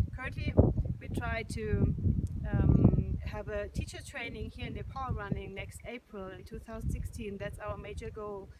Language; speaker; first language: English; non-native, fluent; German